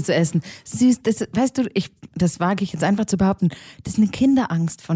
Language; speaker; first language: German; native; German